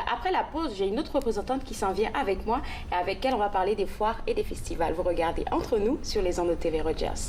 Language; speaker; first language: French; native; French